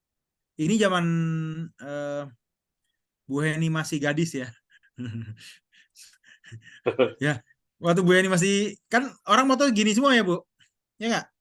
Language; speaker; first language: Indonesian; native; Indonesian